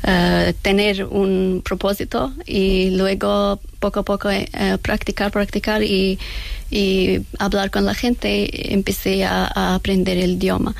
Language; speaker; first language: Spanish; non-native, learner; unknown